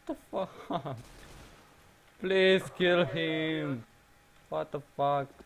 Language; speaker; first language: English; non-native, learner; Romanian